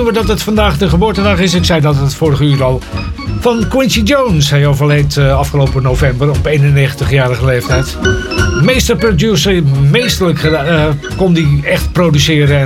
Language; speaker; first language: Dutch; native; Dutch